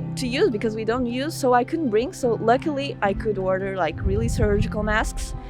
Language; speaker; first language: English; non-native, fluent; Portuguese